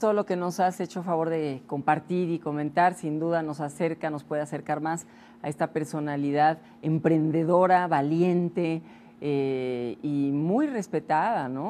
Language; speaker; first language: Spanish; native; Spanish